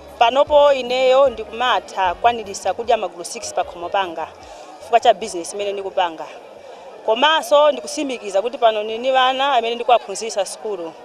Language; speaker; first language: Nyanja; non-native, local second language; Tumbuka